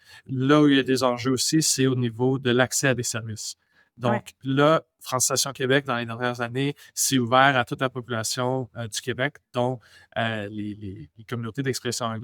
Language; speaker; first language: French; non-native, local second language; English